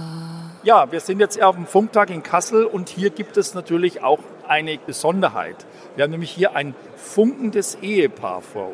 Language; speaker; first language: German; native; German